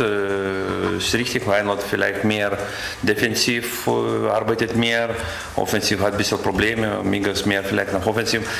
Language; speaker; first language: German; non-native, learner; Lithuanian